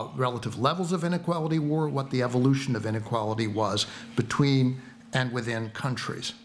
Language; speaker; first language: English; native; English